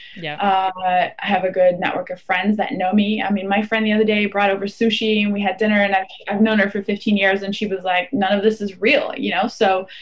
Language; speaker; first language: English; non-native, fluent; German